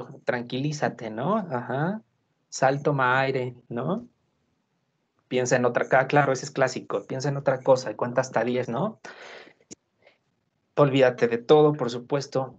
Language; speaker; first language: Spanish; native; Spanish